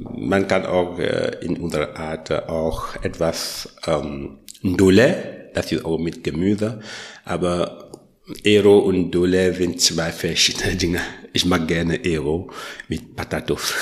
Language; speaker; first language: German; non-native, learner; French